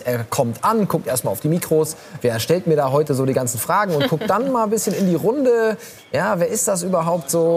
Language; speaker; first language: German; native; German